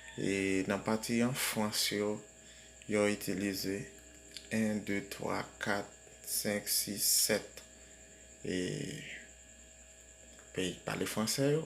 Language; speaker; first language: French; non-native, learner; Haitian Creole